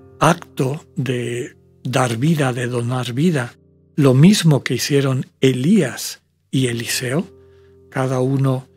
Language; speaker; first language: Spanish; native; Spanish